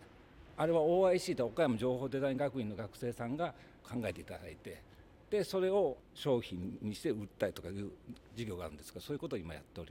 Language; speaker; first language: Japanese; native; Japanese